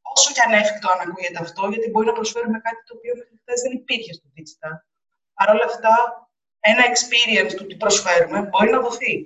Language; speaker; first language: Greek; native; Greek